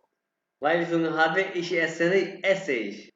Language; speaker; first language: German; non-native, learner; Urdu